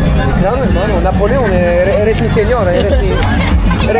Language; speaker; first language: Spanish; non-native, learner; French